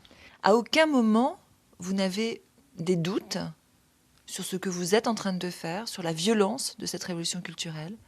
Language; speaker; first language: French; native; French